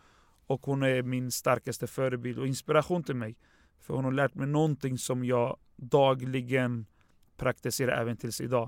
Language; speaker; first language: Swedish; non-native, fluent; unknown